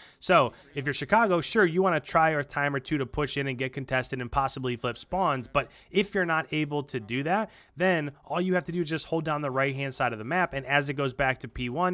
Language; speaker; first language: English; native; English